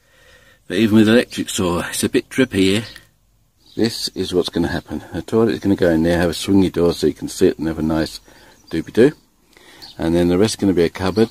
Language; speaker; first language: English; native; English